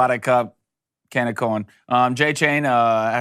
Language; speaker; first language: English; native; English